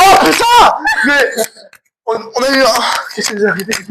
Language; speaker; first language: French; native; French